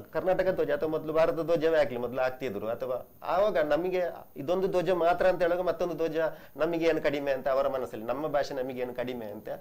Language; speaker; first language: Kannada; non-native, local second language; Tulu